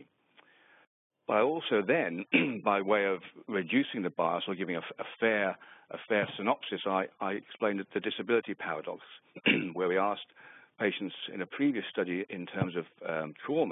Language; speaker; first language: English; native; English